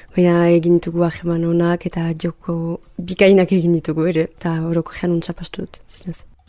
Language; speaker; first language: Basque; native; Basque